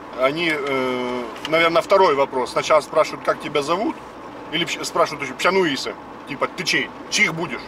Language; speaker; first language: Russian; native; Russian